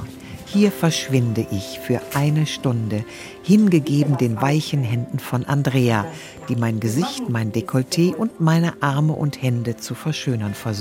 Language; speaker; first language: German; native; German